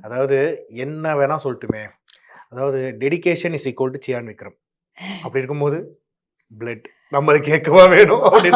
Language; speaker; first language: Tamil; native; Tamil